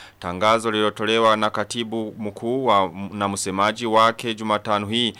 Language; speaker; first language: Swahili; non-native, local second language; Rundi